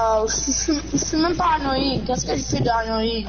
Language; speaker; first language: French; non-native, local second language; English